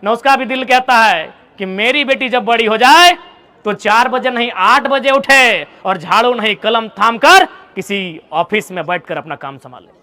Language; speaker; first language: Hindi; non-native, local second language; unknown